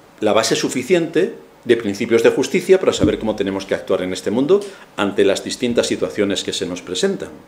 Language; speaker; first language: Spanish; native; Spanish